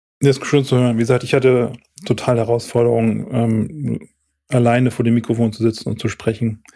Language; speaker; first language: German; native; German